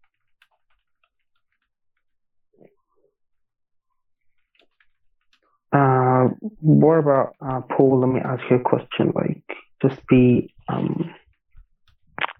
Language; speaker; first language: English; non-native, fluent; Arabic